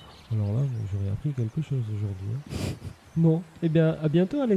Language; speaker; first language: French; native; French